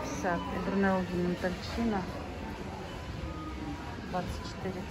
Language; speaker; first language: Italian; non-native, fluent; Russian